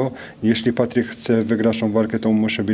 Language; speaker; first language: Polish; non-native, fluent; French